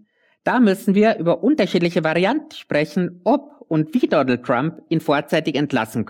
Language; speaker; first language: German; native; German